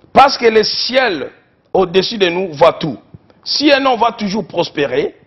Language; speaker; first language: French; non-native, local second language; Lingala